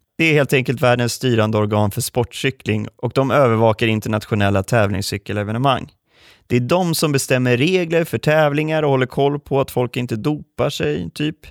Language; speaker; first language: Swedish; native; Swedish